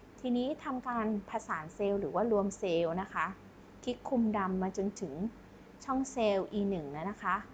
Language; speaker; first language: Thai; native; Thai